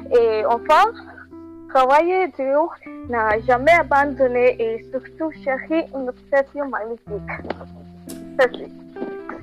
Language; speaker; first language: French; non-native, learner; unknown